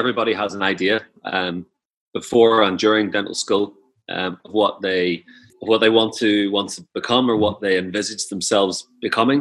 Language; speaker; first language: English; native; English